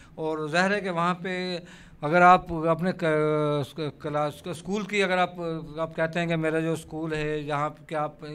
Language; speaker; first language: Urdu; native; Urdu